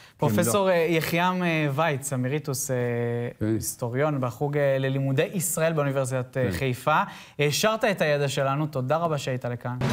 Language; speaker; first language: Hebrew; native; Hebrew